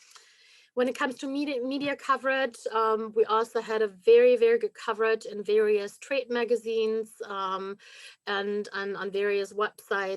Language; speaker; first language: English; non-native, fluent; German